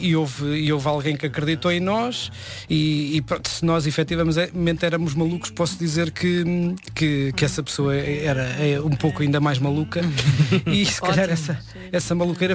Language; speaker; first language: Portuguese; native; Portuguese